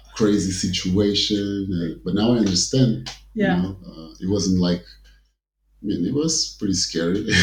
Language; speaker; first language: English; early bilingual, other home language; Kabuverdianu